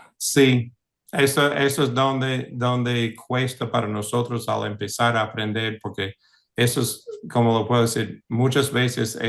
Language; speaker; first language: Spanish; non-native, fluent; English